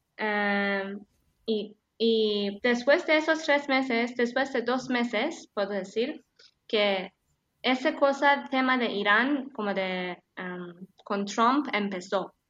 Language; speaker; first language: Spanish; non-native, fluent; Persian